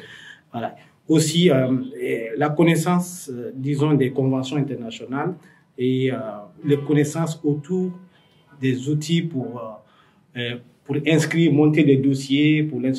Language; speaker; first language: French; non-native, local second language; Fula